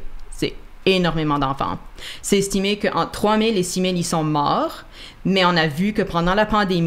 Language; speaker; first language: French; native; French